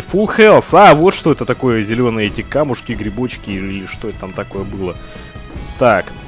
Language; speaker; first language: Russian; native; Russian